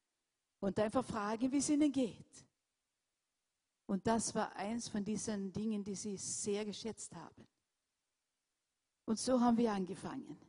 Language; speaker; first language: German; non-native, fluent; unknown